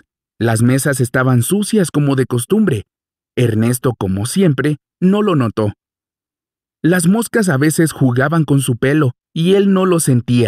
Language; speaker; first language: Spanish; native; Spanish